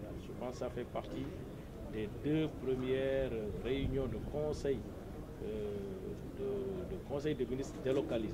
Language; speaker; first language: French; non-native, local second language; Wolof